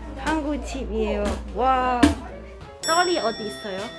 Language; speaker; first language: Korean; non-native, learner; Cantonese